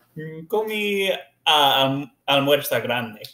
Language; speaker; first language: Spanish; non-native, learner; English